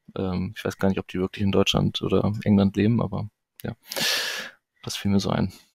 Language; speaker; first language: German; native; German